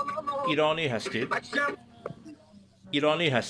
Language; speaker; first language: Persian; non-native, learner; English